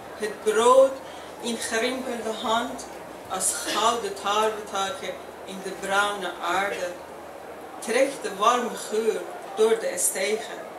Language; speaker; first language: Dutch; non-native, fluent; Persian